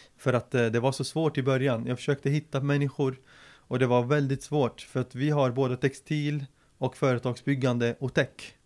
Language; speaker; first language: Swedish; early bilingual, other home language; Arabic